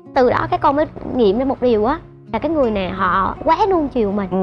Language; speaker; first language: Vietnamese; native; Vietnamese